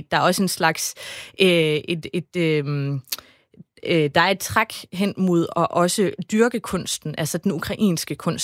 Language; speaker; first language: Danish; native; Danish